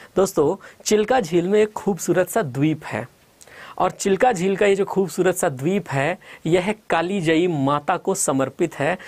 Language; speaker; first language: Hindi; native; Hindi